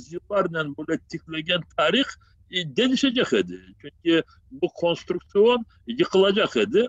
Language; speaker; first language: Turkish; non-native, fluent; Crimean Tatar